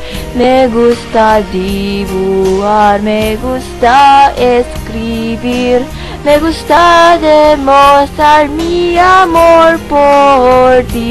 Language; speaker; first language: Spanish; non-native, learner; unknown